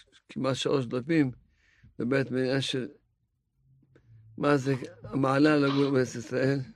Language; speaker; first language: Hebrew; non-native, fluent; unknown